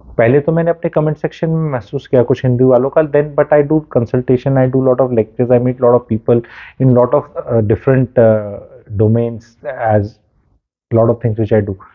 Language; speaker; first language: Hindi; native; Hindi